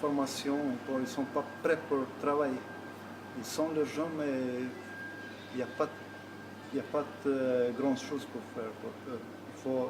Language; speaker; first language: French; non-native, learner; Albanian